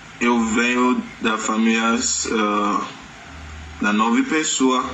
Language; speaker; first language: Portuguese; non-native, learner; Yoruba